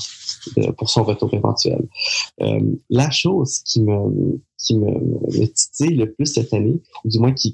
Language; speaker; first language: French; native; French